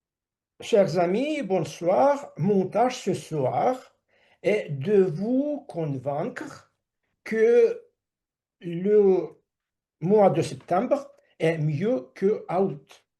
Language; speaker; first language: French; non-native, fluent; Russian